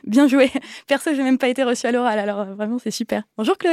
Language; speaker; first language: French; native; French